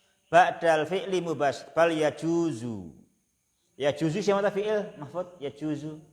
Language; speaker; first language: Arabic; non-native, fluent; Indonesian